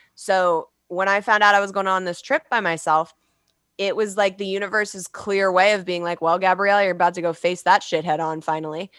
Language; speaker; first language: English; native; English